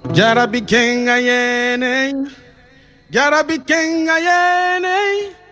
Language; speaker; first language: French; non-native, local second language; Mossi